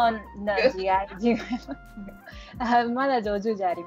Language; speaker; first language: Japanese; non-native, learner; English